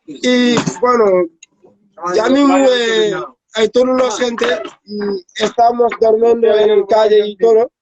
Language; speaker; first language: Spanish; non-native, learner; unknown